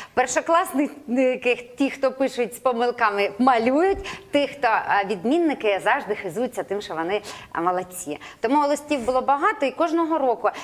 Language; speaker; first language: Ukrainian; non-native, local second language; Russian